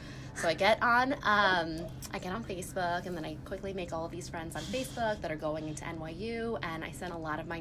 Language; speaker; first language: English; native; English